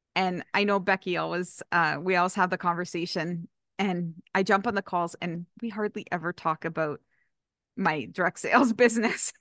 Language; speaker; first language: English; native; English